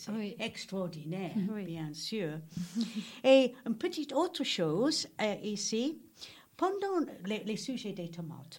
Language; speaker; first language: French; non-native, learner; English